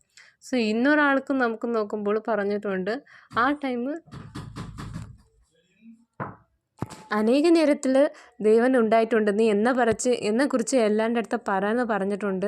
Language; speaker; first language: Malayalam; non-native, learner; Tamil